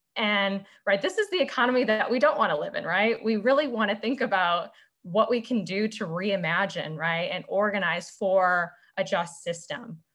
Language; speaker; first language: English; native; English